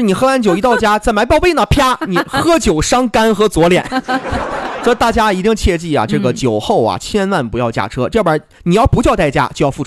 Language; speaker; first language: Chinese; native; Chinese